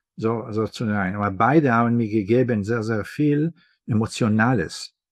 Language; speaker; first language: German; non-native, fluent; Hebrew